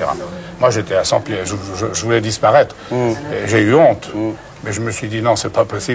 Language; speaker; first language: French; native; French